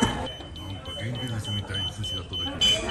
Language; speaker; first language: Japanese; native; Japanese